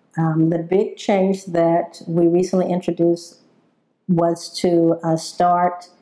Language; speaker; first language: English; native; English